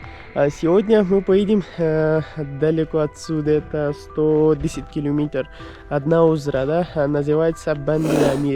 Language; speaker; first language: Russian; non-native, learner; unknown